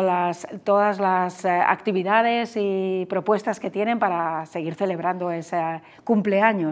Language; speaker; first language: Spanish; native; Spanish